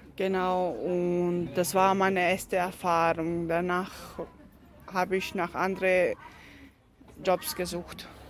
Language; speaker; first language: German; non-native, fluent; Romany